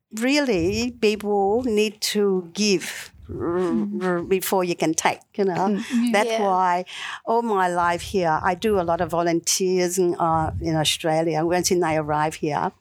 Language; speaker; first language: English; non-native, learner; Vietnamese